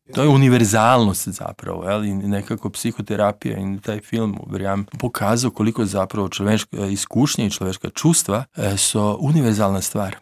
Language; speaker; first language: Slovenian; non-native, learner; Serbian